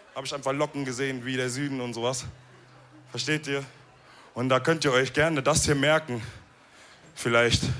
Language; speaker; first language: German; early bilingual, other home language; Wolof